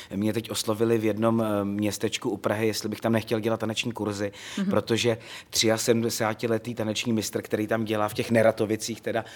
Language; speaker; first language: Czech; native; Czech